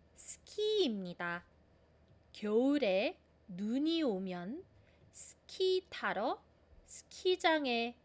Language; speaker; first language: Korean; non-native, fluent; Filipino